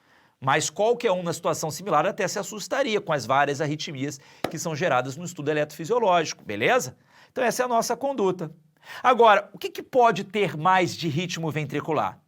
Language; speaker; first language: Portuguese; native; Portuguese